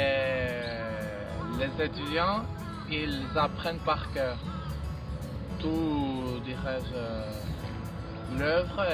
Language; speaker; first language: French; non-native, fluent; Spanish